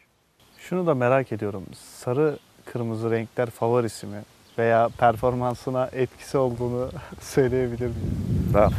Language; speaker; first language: Turkish; native; Turkish